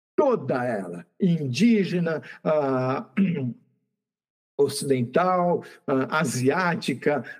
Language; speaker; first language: Portuguese; native; Portuguese